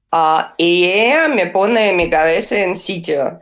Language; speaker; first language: Spanish; non-native, learner; Russian